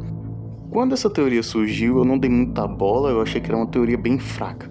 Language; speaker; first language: Portuguese; native; Portuguese